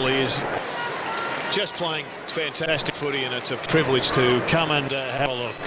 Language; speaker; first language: English; native; English